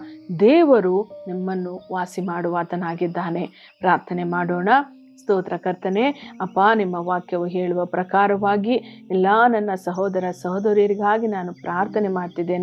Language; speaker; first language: Kannada; native; Kannada